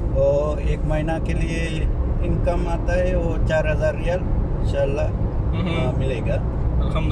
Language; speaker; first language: Hindi; non-native, learner; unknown